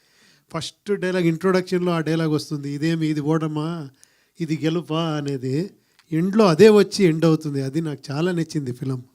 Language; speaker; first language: Telugu; non-native, fluent; Kannada